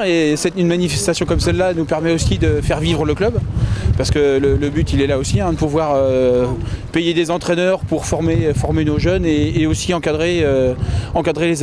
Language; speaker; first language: French; native; French